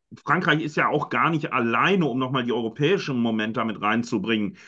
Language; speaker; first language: German; native; German